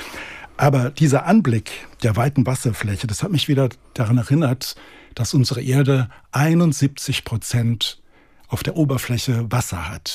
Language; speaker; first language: German; native; German